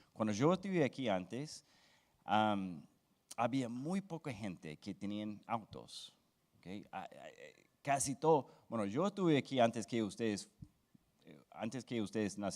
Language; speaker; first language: Spanish; non-native, fluent; English